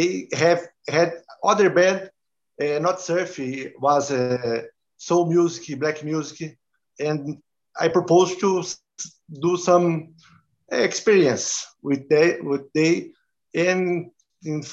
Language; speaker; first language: English; non-native, learner; Portuguese